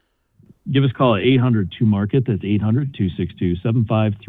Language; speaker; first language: English; native; English